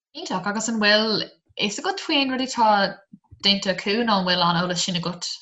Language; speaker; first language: Irish; non-native, local second language; English